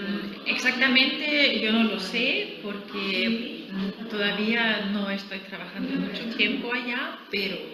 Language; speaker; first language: Spanish; non-native, fluent; German